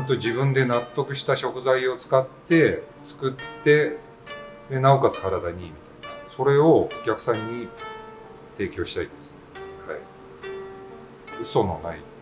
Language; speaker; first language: Japanese; native; Japanese